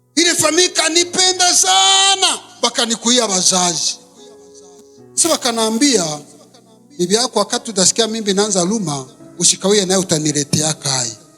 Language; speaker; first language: Swahili; non-native, local second language; Kinyarwanda